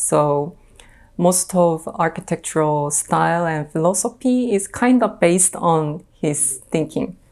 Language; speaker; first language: English; non-native, fluent; Korean